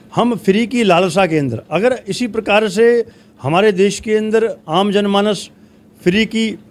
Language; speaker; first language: Hindi; native; Hindi